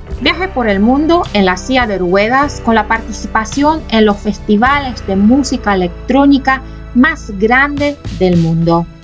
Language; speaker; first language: Spanish; non-native, fluent; Polish